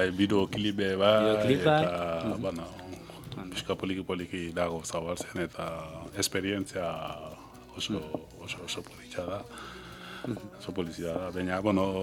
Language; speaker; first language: Basque; non-native, learner; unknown